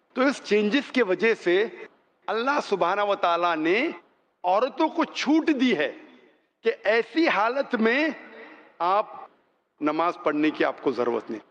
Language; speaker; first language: Hindi; non-native, local second language; Konkani